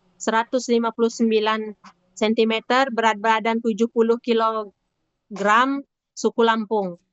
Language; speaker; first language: Indonesian; non-native, local second language; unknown